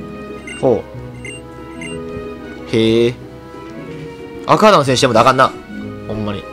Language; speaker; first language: Japanese; native; Japanese